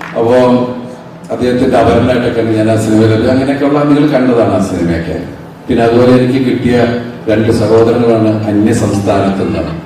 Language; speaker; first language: Malayalam; native; Malayalam